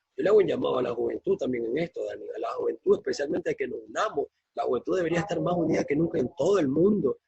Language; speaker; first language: Spanish; native; Spanish